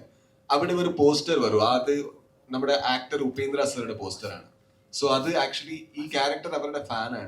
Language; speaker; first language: Malayalam; non-native, local second language; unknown